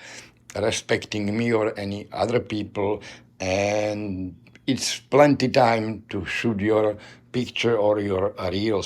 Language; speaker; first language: English; non-native, learner; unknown